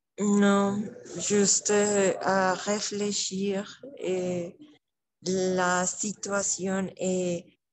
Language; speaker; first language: French; non-native, learner; Spanish